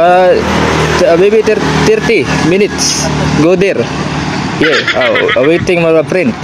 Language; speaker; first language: English; non-native, local second language; Cebuano